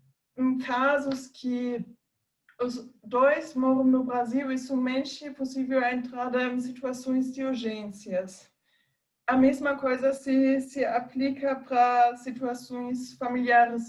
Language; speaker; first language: Portuguese; non-native, fluent; German